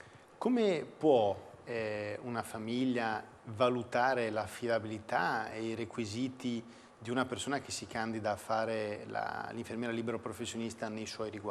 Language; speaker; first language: Italian; native; Italian